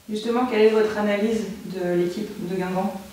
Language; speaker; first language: French; native; French